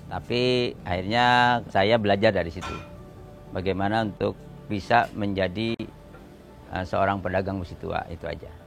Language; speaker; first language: Indonesian; native; Indonesian